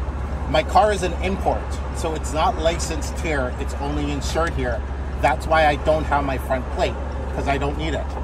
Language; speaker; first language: English; non-native, fluent; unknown